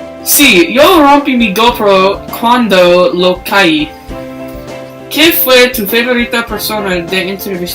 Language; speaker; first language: Spanish; non-native, learner; English